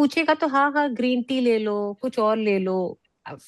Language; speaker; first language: Hindi; native; Hindi